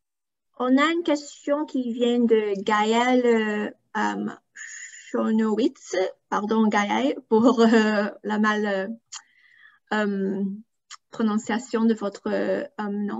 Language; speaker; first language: French; non-native, fluent; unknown